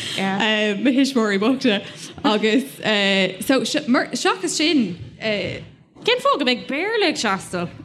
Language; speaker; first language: Irish; non-native, local second language; English